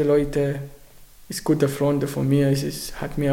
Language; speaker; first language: German; non-native, learner; Arabic